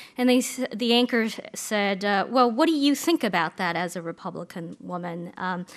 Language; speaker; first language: English; native; English